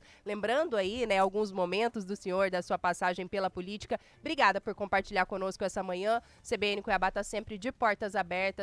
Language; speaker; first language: Portuguese; native; Portuguese